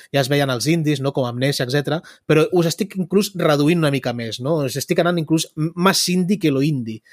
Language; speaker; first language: Catalan; early bilingual, other home language; Spanish